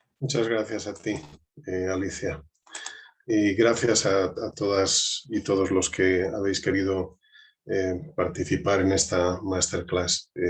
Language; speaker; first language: Spanish; native; Spanish